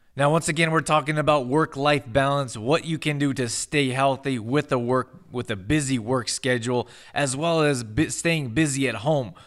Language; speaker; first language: English; native; English